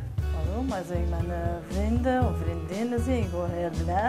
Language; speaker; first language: Dutch; non-native, learner; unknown